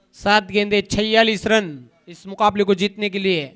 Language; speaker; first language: Hindi; non-native, local second language; Marathi